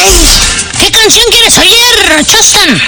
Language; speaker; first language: Spanish; native; Spanish